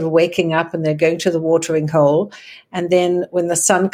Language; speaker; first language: English; native; English